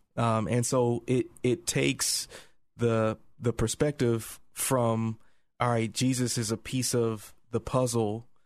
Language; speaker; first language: English; native; English